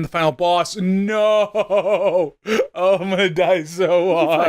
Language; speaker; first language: English; native; English